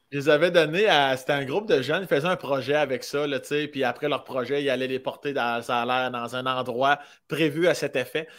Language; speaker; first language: French; native; French